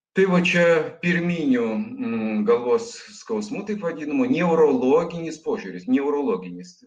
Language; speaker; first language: Lithuanian; non-native, local second language; Russian